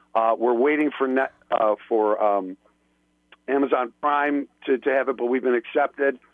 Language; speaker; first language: English; native; English